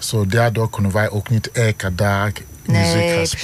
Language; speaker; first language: Dutch; non-native, fluent; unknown